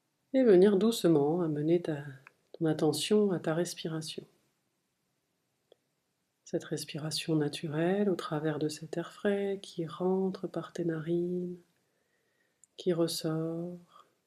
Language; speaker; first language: French; native; French